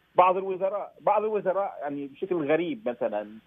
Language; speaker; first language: Arabic; native; Arabic